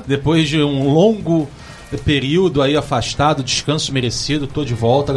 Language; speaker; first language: Portuguese; native; Portuguese